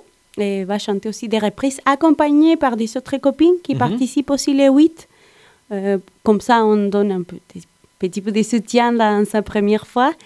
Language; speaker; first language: French; non-native, learner; Spanish